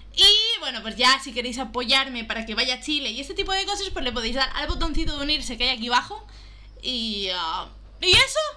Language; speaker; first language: Spanish; native; Spanish